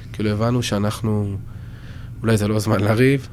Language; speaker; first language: Hebrew; early bilingual, other home language; French